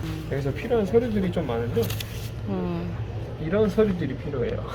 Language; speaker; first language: Korean; native; Korean